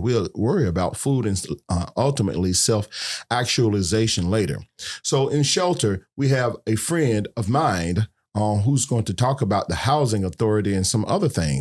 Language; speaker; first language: English; native; English